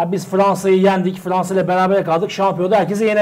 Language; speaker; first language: Turkish; native; Turkish